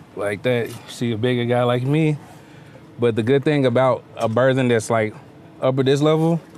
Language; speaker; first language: English; native; English